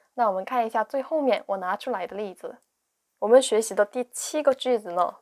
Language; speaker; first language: Chinese; non-native, fluent; Korean